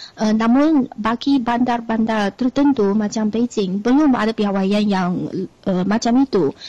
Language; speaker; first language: Malay; non-native, fluent; Chinese